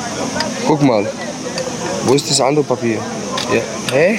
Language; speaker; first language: German; non-native, learner; Arabic